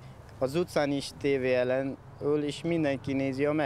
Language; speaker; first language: Hungarian; non-native, fluent; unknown